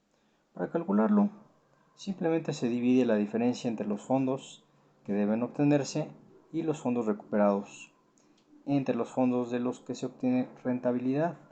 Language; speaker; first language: Spanish; native; Spanish